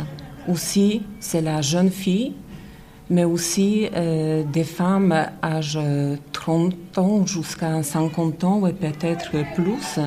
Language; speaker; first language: French; non-native, learner; Polish